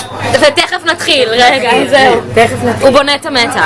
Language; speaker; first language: Hebrew; native; Hebrew